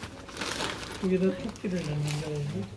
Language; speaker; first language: Korean; native; Korean